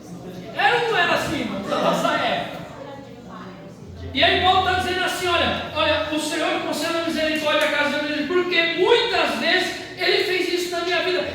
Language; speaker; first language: Portuguese; native; Portuguese